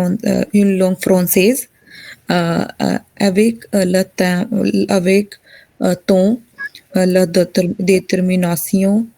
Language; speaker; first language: French; non-native, learner; Hindi